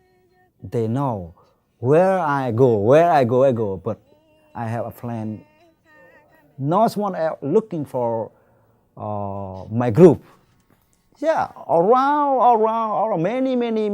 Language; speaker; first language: English; non-native, learner; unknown